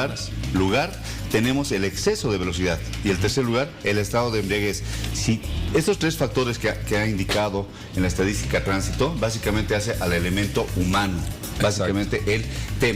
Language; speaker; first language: Spanish; native; Spanish